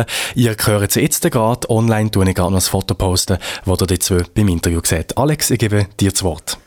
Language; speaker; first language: German; native; German